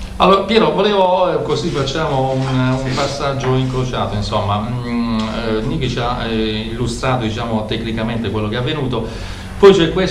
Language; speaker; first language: Italian; native; Italian